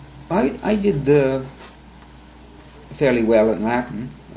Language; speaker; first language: English; early bilingual, other home language; Ukrainian